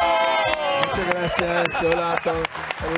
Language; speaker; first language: Spanish; non-native, learner; Italian